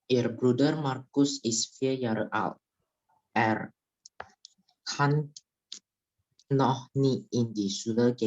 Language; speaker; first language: German; non-native, learner; Indonesian